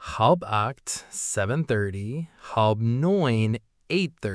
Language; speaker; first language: German; non-native, learner; English